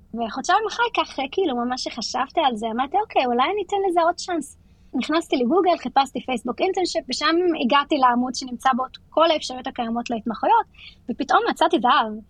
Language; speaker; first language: Hebrew; non-native, local second language; Arabic